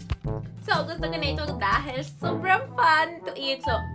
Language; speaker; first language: Filipino; non-native, learner; English